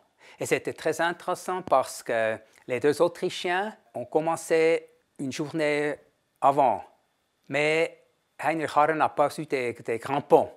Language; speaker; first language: French; non-native, fluent; German